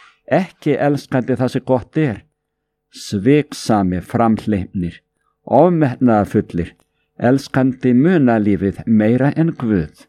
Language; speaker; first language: Icelandic; native; Icelandic